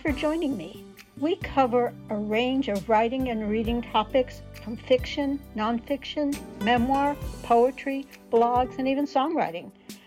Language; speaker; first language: English; native; English